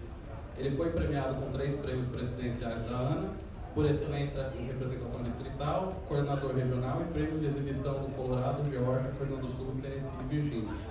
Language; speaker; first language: Portuguese; native; Portuguese